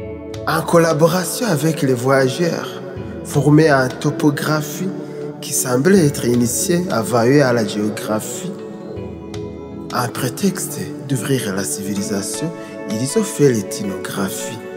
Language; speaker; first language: French; non-native, local second language; Rundi